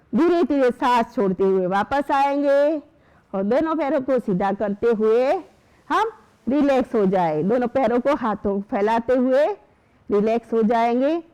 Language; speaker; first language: Hindi; non-native, local second language; Gujarati